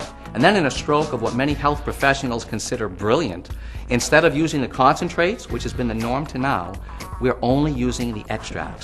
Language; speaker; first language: English; native; English